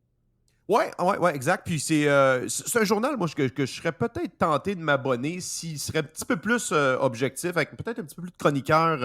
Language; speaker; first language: French; native; French